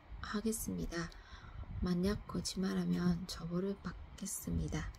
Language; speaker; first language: Korean; non-native, fluent; Vietnamese